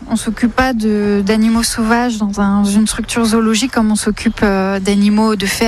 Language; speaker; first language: French; native; French